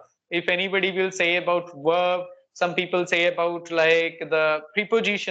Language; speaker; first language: English; non-native, local second language; Hindi